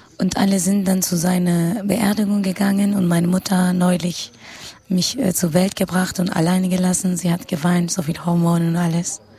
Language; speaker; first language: German; non-native, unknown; Kurdish